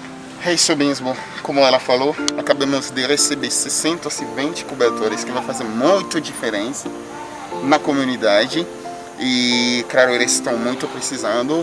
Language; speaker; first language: Portuguese; non-native, fluent; Haitian Creole